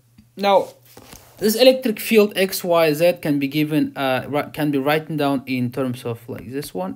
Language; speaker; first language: English; non-native, fluent; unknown